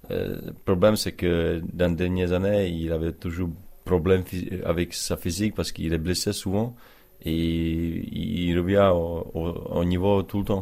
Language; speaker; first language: French; non-native, learner; Czech